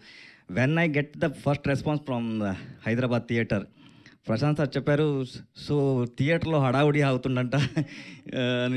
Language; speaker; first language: Telugu; non-native, learner; Kannada